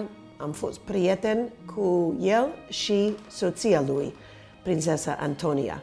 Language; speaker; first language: Romanian; early bilingual, heritage; Romanian